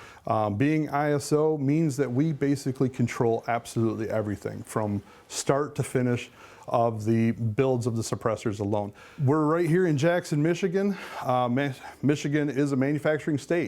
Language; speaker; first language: English; native; English